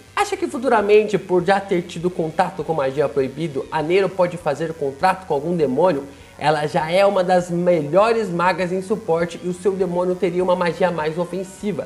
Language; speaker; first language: Portuguese; native; Portuguese